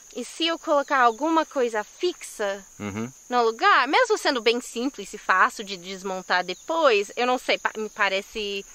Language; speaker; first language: Portuguese; non-native, fluent; English